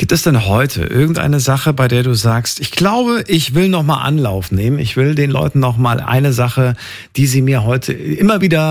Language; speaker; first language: German; native; German